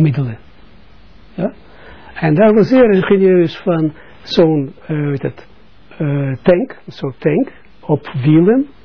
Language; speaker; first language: Dutch; non-native, fluent; Russian